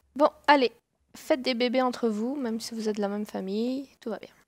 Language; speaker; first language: French; native; French